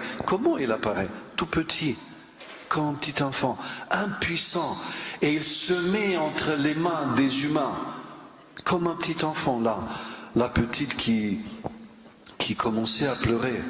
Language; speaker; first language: French; non-native, fluent; Romanian